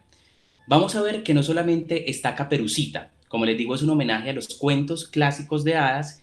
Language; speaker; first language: Spanish; native; Spanish